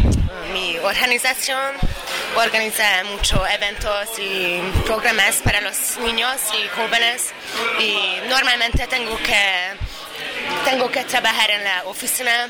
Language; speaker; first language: Spanish; non-native, learner; Hungarian